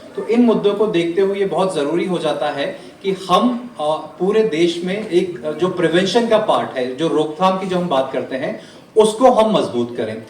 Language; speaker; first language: Hindi; native; Hindi